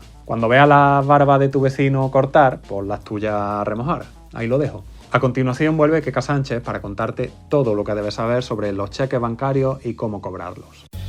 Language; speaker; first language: Spanish; native; Spanish